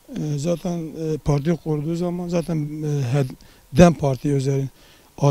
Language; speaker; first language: Turkish; non-native, local second language; Kurdish